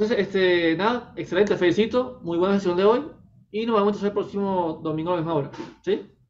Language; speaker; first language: Spanish; native; Spanish